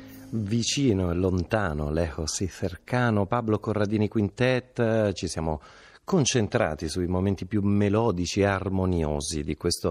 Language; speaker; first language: Italian; native; Italian